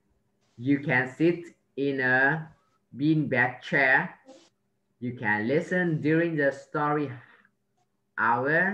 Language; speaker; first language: English; non-native, learner; Vietnamese